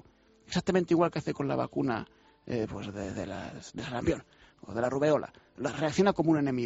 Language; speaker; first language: Spanish; native; Spanish